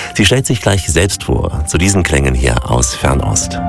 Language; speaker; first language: German; native; German